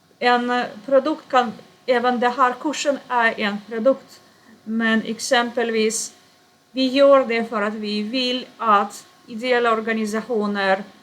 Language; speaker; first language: Swedish; non-native, fluent; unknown